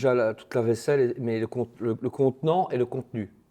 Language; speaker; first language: French; native; French